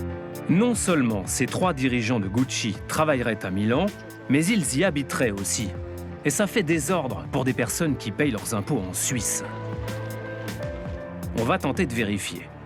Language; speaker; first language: French; native; French